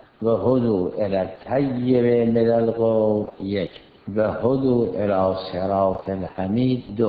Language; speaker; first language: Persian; native; Persian